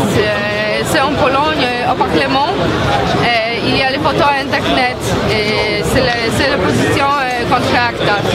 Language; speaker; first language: French; non-native, fluent; Polish